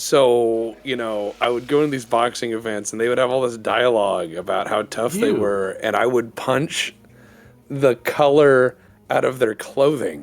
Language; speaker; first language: English; native; English